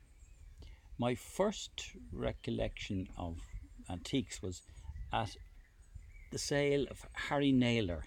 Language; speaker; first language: English; native; English